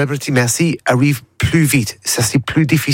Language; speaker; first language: French; non-native, learner; English